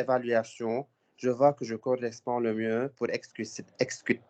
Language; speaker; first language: French; non-native, learner; Arabic